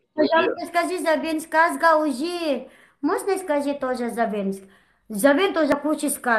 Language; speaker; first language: Russian; non-native, learner; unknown